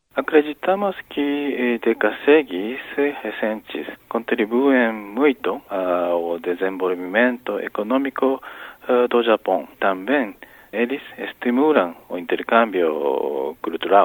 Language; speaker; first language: Portuguese; non-native, fluent; Japanese